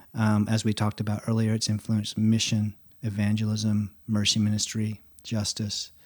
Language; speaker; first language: English; native; English